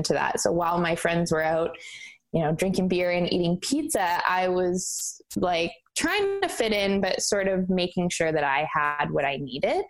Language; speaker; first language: English; native; English